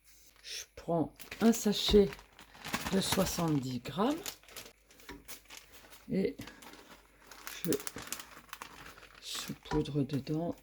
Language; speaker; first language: French; native; French